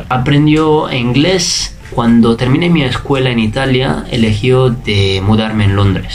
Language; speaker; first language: Spanish; non-native, fluent; Italian